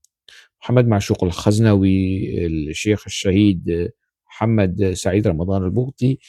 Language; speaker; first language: Arabic; non-native, local second language; Kurdish